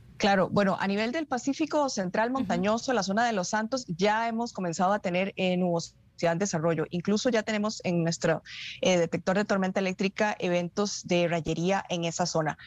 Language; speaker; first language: Spanish; native; Spanish